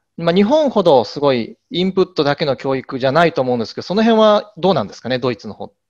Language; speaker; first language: Japanese; native; Japanese